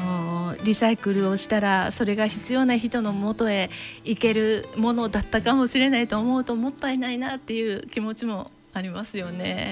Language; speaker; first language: Japanese; native; Japanese